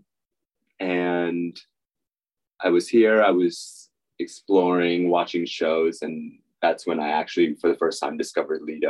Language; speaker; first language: English; native; English